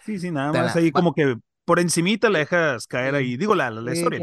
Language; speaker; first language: Spanish; native; Spanish